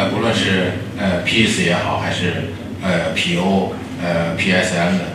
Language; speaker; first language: Polish; non-native, learner; Chinese